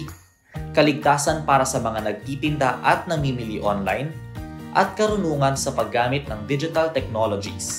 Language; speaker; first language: Filipino; native; Filipino